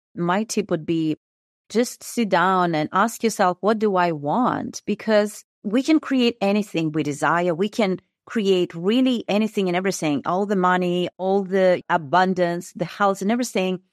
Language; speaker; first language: English; non-native, fluent; Russian